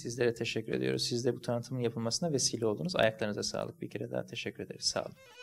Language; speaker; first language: Turkish; native; Turkish